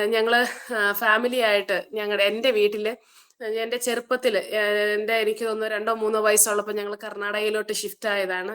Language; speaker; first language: Malayalam; early bilingual, heritage; Malayalam